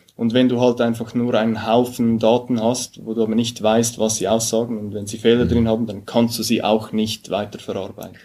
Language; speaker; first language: German; native; German